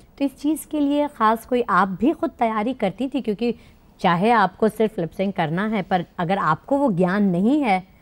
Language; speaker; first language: Hindi; native; Hindi